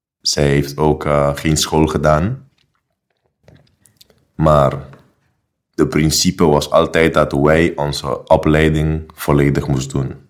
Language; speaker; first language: Dutch; non-native, local second language; Papiamento